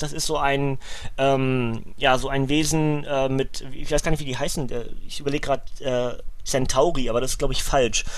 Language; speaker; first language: German; native; German